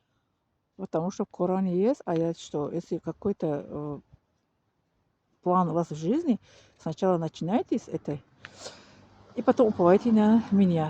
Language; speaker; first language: Russian; non-native, learner; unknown